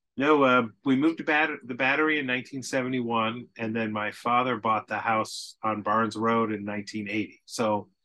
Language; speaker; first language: English; native; English